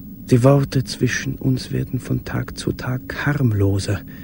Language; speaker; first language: German; native; German